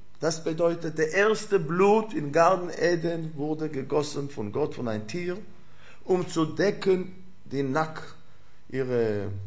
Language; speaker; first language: German; non-native, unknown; Hebrew